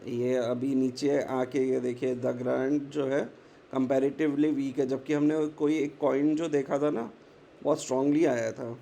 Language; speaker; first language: Hindi; native; Hindi